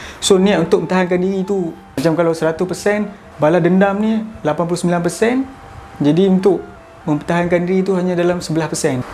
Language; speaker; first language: Malay; native; Malay